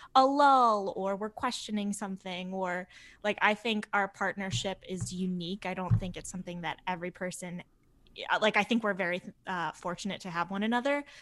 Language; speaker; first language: English; native; English